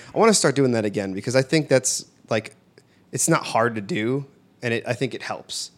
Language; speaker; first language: English; native; English